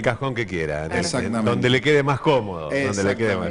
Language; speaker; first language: Spanish; native; Spanish